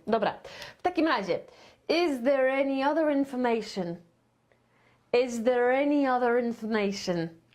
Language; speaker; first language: English; non-native, fluent; Polish